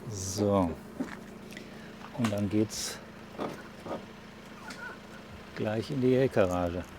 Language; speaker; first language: German; native; German